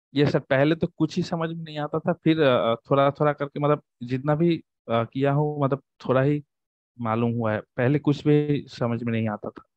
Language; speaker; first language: Hindi; non-native, local second language; Bangla